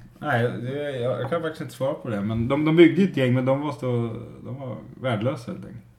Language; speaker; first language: Swedish; native; Swedish